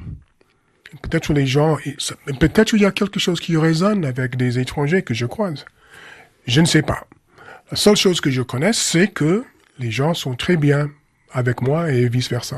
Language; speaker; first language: French; non-native, fluent; English